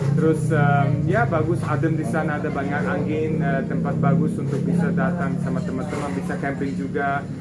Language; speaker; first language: Indonesian; non-native, fluent; Serbian